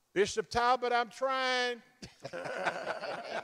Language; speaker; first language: English; native; English